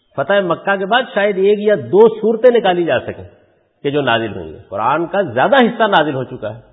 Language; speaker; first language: Urdu; non-native, local second language; Punjabi